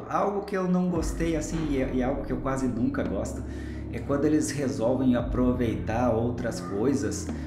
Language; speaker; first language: Portuguese; native; Portuguese